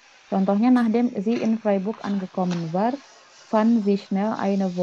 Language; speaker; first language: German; non-native, fluent; Indonesian